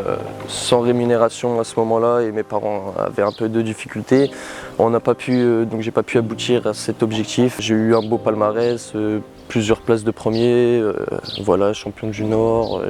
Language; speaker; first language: French; native; French